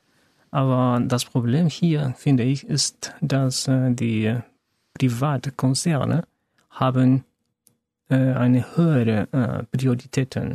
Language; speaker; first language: German; non-native, learner; Spanish